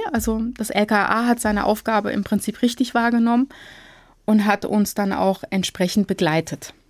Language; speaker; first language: German; early bilingual, other home language; Turkish